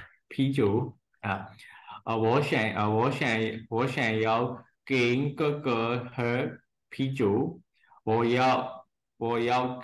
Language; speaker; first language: Chinese; non-native, learner; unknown